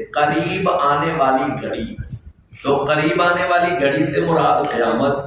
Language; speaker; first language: Urdu; non-native, local second language; Punjabi